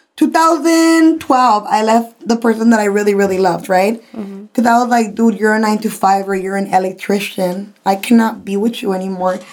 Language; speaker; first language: English; early bilingual, other home language; Spanish